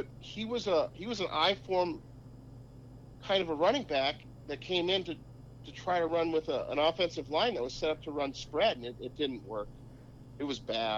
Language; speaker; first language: English; native; English